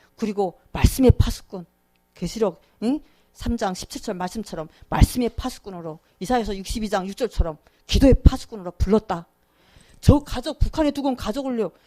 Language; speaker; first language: Korean; native; Korean